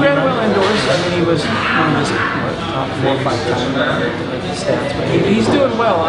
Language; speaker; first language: English; native; English